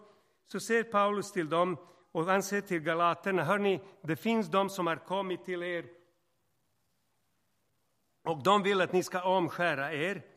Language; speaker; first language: Swedish; non-native, fluent; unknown